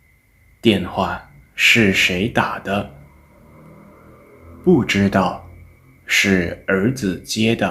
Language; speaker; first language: Chinese; non-native, fluent; Lao